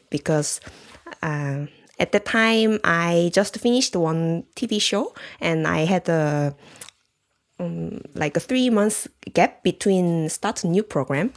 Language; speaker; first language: English; non-native, learner; Korean